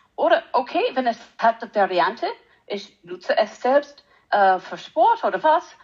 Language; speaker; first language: German; non-native, learner; English